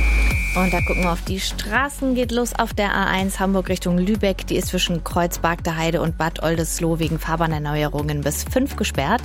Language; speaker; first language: German; native; German